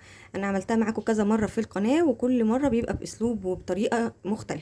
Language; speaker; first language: Arabic; native; Arabic